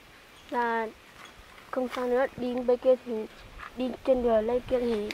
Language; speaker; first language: Vietnamese; non-native, local second language; Hmong